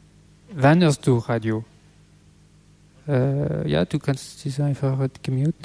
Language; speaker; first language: German; non-native, learner; French